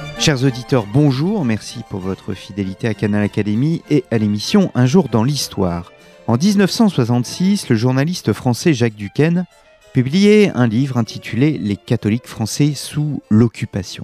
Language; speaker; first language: French; native; French